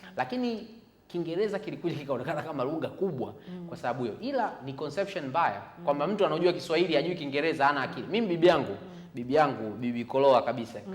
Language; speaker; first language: Swahili; native; Swahili